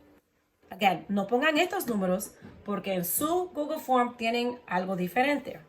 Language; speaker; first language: Spanish; early bilingual, heritage; Spanish